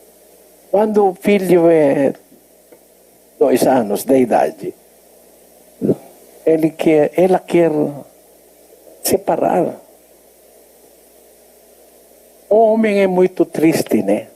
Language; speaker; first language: Portuguese; non-native, learner; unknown